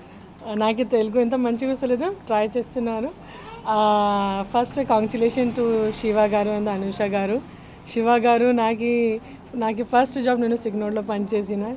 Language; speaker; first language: Telugu; non-native, learner; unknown